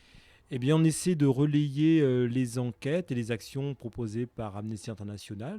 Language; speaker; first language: French; native; French